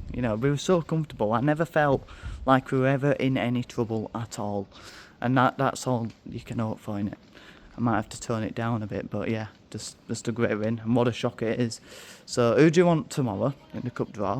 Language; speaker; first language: English; native; English